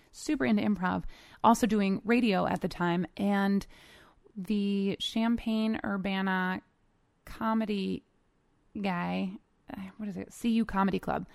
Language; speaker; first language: English; native; English